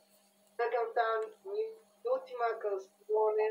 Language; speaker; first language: Spanish; non-native, learner; Portuguese